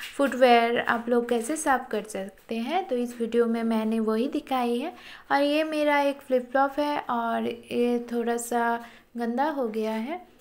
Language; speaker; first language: Hindi; non-native, local second language; Bangla